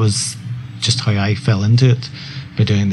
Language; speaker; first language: English; native; English